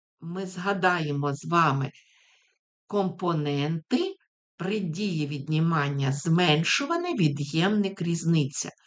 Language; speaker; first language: Ukrainian; native; Ukrainian